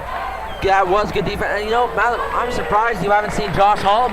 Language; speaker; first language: English; native; English